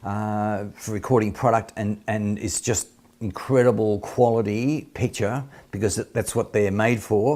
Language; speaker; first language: English; native; English